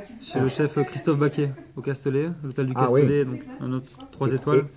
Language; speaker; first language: French; native; French